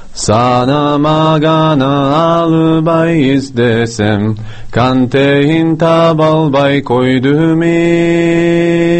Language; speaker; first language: Kyrgyz; non-native, learner; Japanese